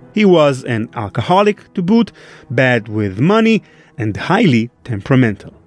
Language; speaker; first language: English; non-native, fluent; Hebrew